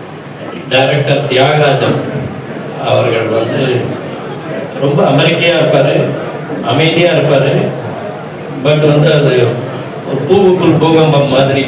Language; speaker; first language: Tamil; native; Tamil